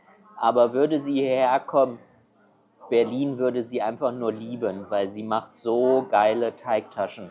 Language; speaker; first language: German; non-native, fluent; Chinese